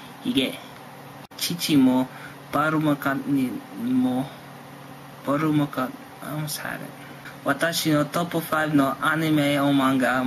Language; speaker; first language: Japanese; non-native, learner; English